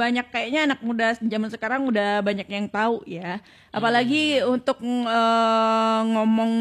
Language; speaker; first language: Indonesian; non-native, local second language; Madurese